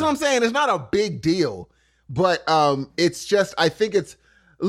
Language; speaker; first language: English; native; English